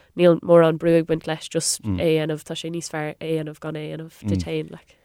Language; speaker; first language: Irish; non-native, local second language; English